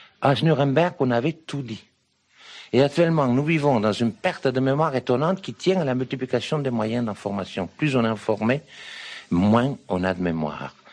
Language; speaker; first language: French; non-native, fluent; Serbian